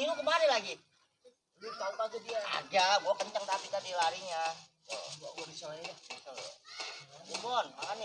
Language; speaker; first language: Indonesian; native; Indonesian